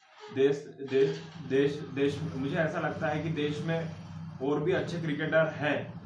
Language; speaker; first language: Hindi; non-native, local second language; Marathi